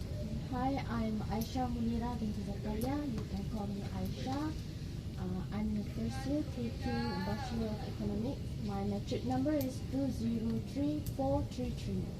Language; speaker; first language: English; non-native, local second language; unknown